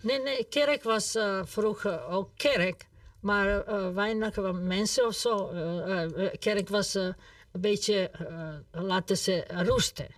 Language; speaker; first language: Dutch; non-native, learner; Serbian